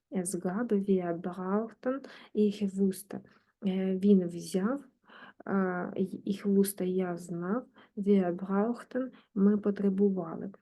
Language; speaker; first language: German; non-native, fluent; Ukrainian